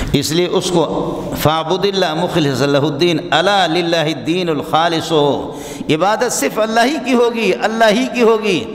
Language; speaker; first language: Urdu; non-native, local second language; Brahui